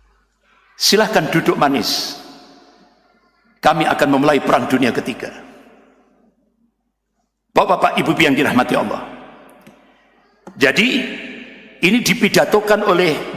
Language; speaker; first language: Indonesian; non-native, local second language; Javanese